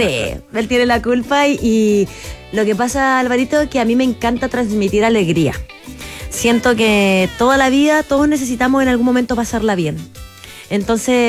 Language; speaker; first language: Spanish; native; Spanish